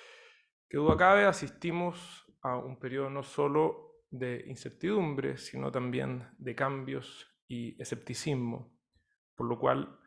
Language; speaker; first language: Spanish; native; Spanish